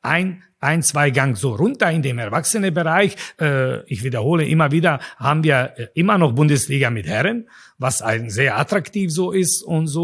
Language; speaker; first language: German; non-native, fluent; Croatian